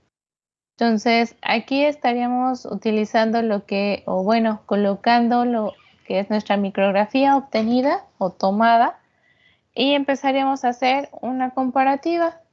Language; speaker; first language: Spanish; native; Spanish